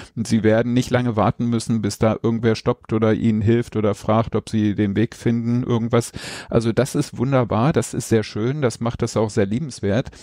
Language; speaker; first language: German; native; German